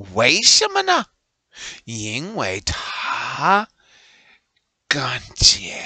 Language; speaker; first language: Chinese; non-native, learner; English